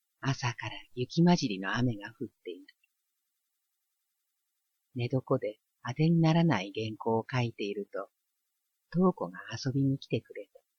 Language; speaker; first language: Japanese; native; Japanese